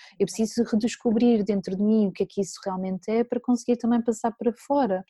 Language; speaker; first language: Portuguese; native; Portuguese